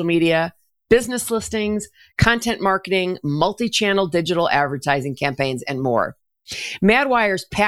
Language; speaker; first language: English; native; English